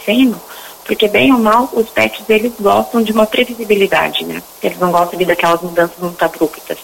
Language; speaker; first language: Portuguese; native; Portuguese